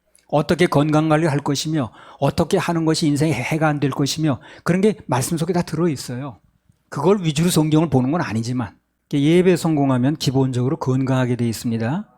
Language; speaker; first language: Korean; native; Korean